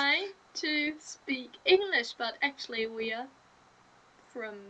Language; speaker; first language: English; non-native, learner; German